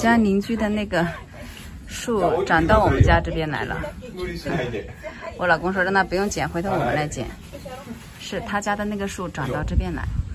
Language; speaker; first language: Chinese; native; Chinese